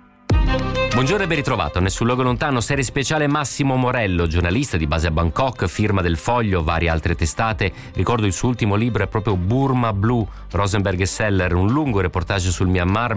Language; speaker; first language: Italian; native; Italian